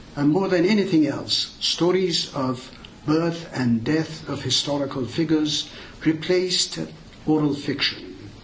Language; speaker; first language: English; non-native, fluent; Azerbaijani